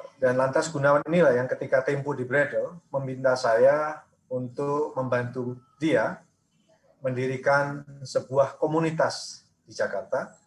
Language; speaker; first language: Indonesian; native; Indonesian